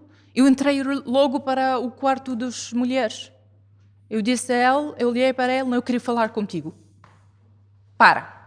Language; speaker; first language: Portuguese; non-native, fluent; Arabic